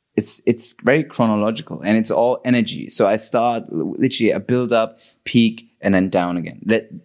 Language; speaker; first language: English; non-native, fluent; German